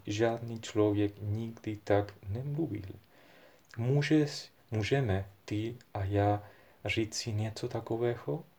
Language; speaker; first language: Czech; non-native, fluent; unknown